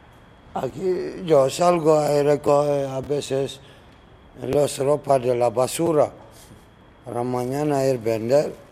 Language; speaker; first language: Spanish; non-native, learner; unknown